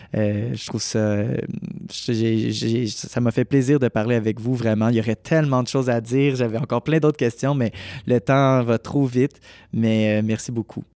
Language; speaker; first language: French; native; French